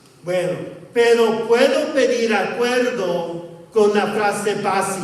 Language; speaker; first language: Spanish; non-native, fluent; English